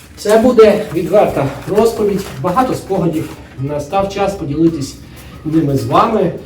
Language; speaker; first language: Ukrainian; non-native, local second language; Russian